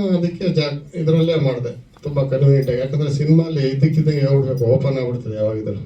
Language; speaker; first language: Kannada; native; Kannada